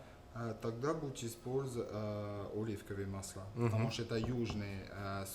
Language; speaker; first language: Russian; non-native, fluent; French